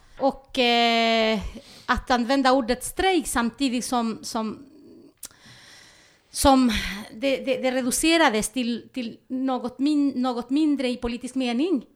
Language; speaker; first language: Swedish; non-native, fluent; Spanish